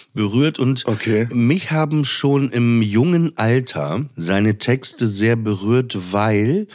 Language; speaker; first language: German; native; German